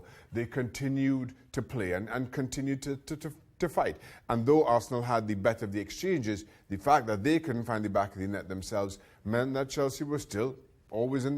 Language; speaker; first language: English; native; English